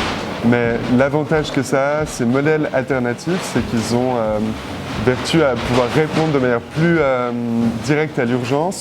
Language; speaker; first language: French; native; French